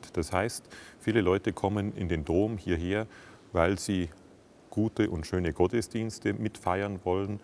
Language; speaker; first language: German; native; German